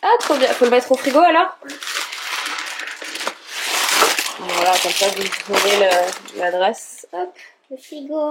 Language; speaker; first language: French; native; French